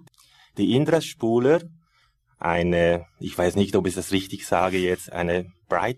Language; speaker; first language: German; non-native, fluent; Italian